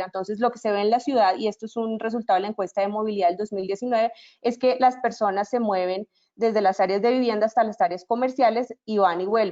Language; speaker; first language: Spanish; native; Spanish